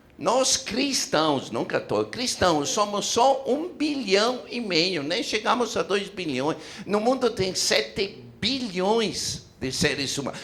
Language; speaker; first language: Portuguese; non-native, fluent; Italian